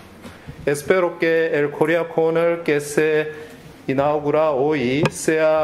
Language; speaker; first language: Spanish; non-native, learner; Korean